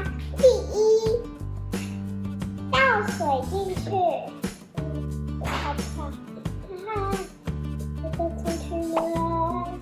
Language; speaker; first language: Chinese; early bilingual, heritage; Chinese